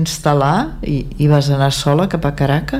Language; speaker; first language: Catalan; native; Catalan